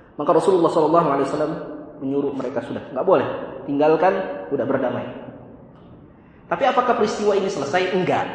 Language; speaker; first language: Indonesian; native; Indonesian